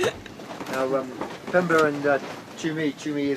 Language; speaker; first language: English; native; English